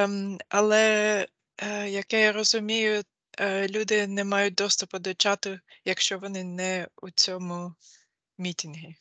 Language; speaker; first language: Ukrainian; non-native, fluent; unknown